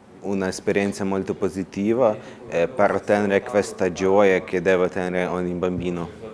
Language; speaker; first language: Italian; non-native, learner; Ukrainian